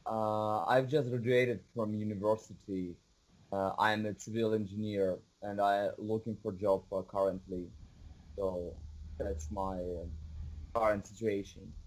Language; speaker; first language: English; non-native, fluent; Russian